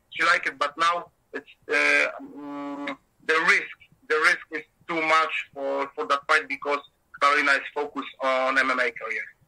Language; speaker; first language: English; non-native, learner; Polish